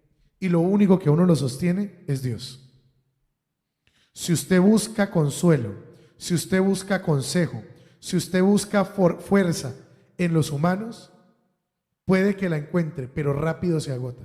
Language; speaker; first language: Spanish; native; Spanish